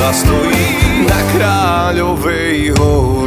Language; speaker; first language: Slovak; native; Slovak